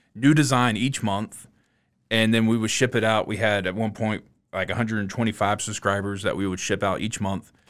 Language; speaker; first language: English; native; English